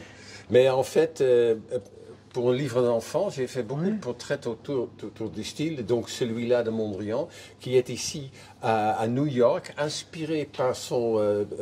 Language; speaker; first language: French; non-native, fluent; Dutch